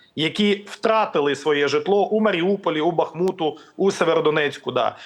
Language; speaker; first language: Ukrainian; native; Ukrainian